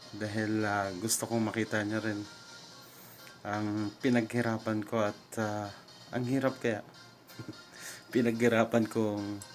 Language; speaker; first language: Filipino; non-native, local second language; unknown